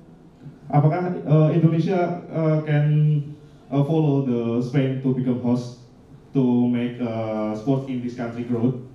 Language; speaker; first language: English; non-native, learner; Indonesian